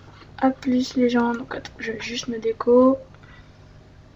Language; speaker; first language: French; native; French